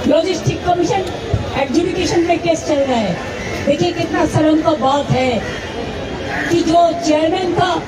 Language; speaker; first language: Hindi; non-native, local second language; Bangla